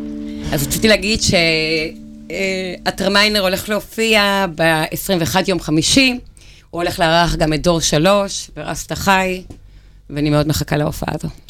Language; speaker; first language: Hebrew; native; Hebrew